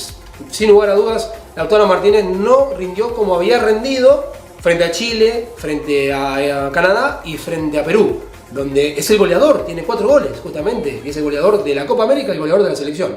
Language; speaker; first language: Spanish; native; Spanish